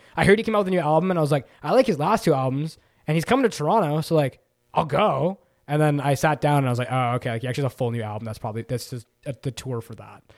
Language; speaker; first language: English; native; English